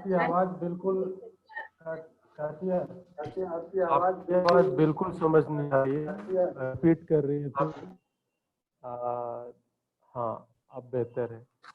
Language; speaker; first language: Hindi; native; Hindi